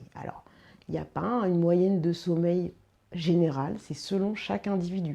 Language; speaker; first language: French; native; French